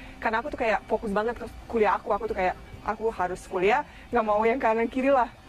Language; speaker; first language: Indonesian; non-native, fluent; Bosnian